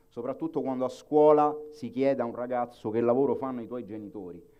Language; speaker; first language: Italian; native; Italian